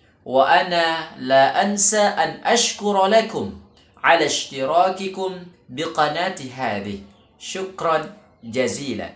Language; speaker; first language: Arabic; non-native, fluent; Indonesian